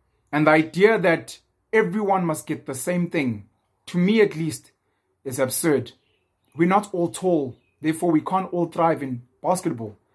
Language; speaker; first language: English; non-native, local second language; Zulu